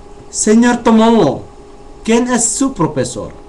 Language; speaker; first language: Spanish; non-native, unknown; Chavacano